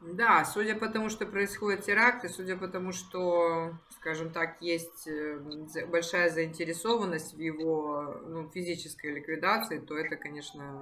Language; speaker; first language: Russian; native; Russian